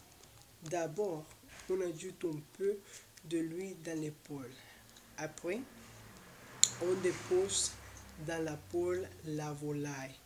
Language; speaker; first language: French; non-native, learner; Spanish